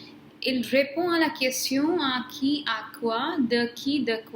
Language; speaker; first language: French; non-native, fluent; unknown